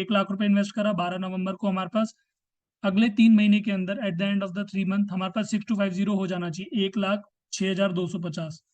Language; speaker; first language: Hindi; native; Hindi